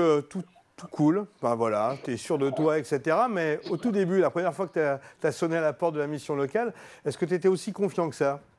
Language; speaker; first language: French; native; French